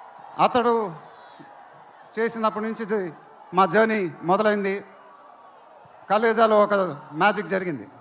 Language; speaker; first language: Telugu; native; Telugu